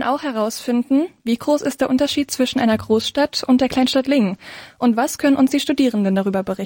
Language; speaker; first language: German; native; German